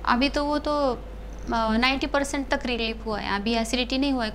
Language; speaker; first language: Hindi; non-native, local second language; Marathi